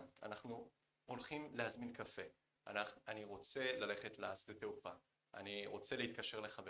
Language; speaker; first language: Hebrew; non-native, fluent; Korean